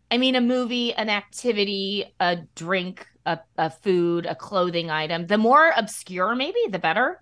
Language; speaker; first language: English; native; English